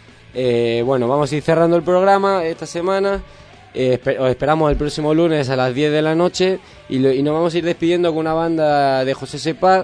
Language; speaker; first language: Spanish; native; Spanish